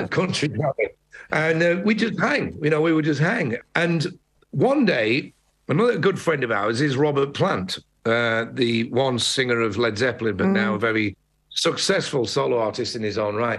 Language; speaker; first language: English; native; English